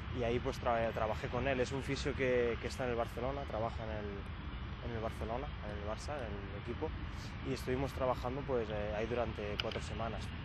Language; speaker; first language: Spanish; native; Spanish